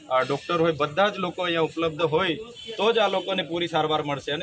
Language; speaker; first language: Gujarati; non-native, local second language; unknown